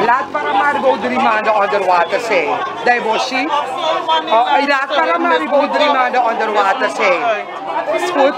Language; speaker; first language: Dutch; non-native, local second language; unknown